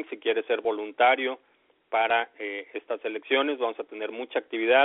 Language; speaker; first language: Spanish; native; Spanish